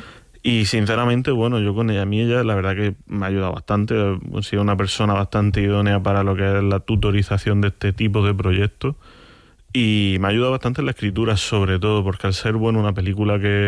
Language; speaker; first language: Spanish; native; Spanish